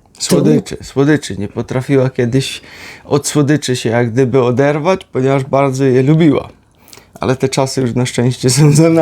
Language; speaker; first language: Polish; native; Polish